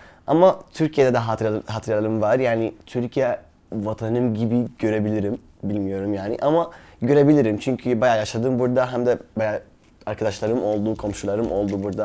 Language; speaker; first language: Turkish; non-native, fluent; Arabic